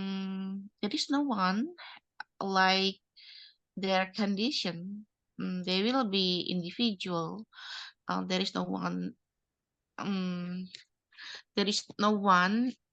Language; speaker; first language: English; non-native, learner; Indonesian